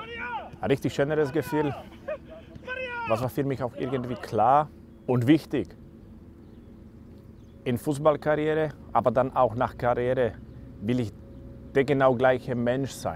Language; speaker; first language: German; non-native, learner; Slovak